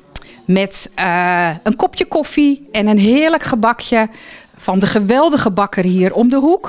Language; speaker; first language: Dutch; native; Dutch